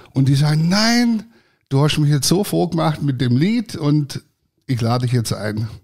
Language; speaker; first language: German; early bilingual, other home language; Croatian